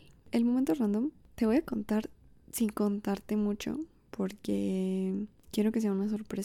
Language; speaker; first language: Spanish; native; Spanish